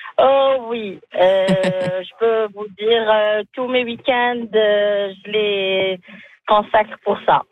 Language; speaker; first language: French; non-native, local second language; Arabic